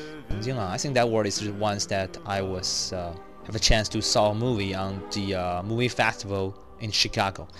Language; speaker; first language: English; non-native, fluent; Chinese